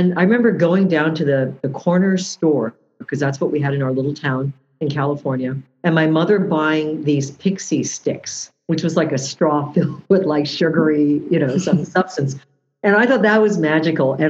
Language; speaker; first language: English; early bilingual, other home language; Japanese